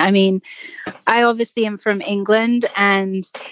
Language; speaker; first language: English; native; English